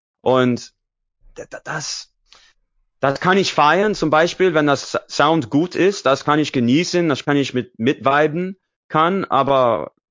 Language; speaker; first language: German; non-native, learner; English